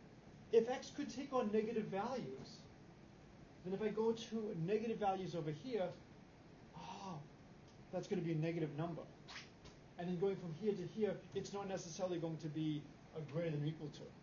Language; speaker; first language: English; native; English